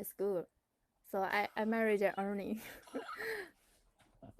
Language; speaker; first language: English; non-native, learner; Chinese